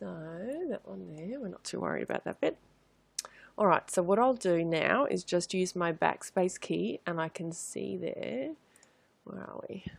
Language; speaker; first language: English; native; English